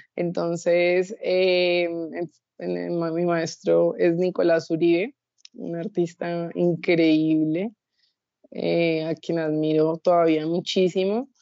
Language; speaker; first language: Spanish; native; Spanish